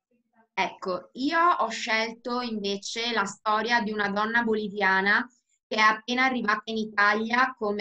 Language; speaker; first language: Italian; native; Italian